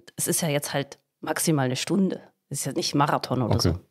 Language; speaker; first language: German; native; German